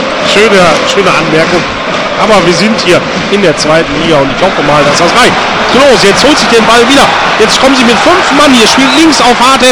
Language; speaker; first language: German; native; German